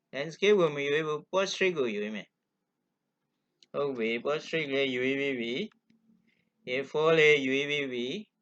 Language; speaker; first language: Burmese; non-native, local second language; Kachin